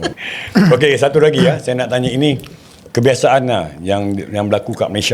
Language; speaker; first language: Malay; native; Malay